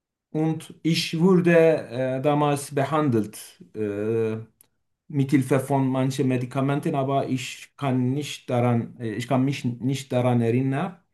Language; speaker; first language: German; non-native, fluent; Turkish